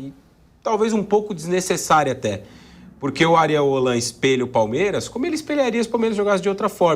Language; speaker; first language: Portuguese; native; Portuguese